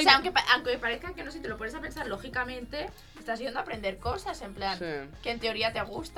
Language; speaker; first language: Spanish; non-native, local second language; Catalan